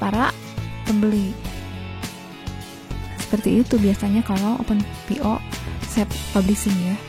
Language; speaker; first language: Indonesian; native; Indonesian